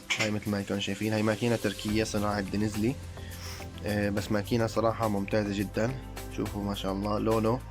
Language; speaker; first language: Arabic; native; Arabic